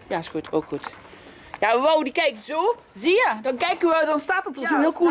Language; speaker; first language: Dutch; native; Dutch